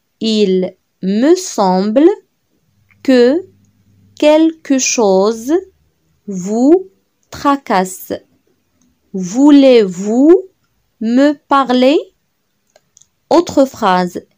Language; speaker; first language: French; non-native, local second language; Arabic